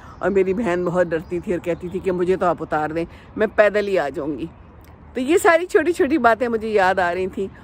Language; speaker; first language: Urdu; native; Urdu